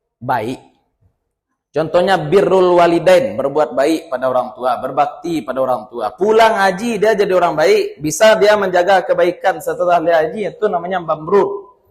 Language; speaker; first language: Malay; non-native, local second language; Minangkabau